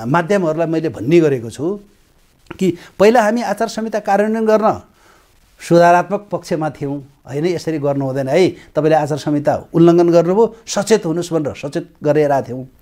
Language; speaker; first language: Nepali; native; Nepali